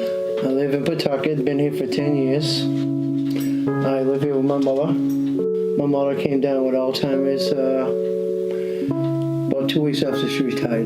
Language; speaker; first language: English; native; English